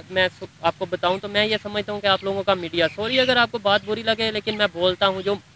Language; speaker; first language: Urdu; native; Urdu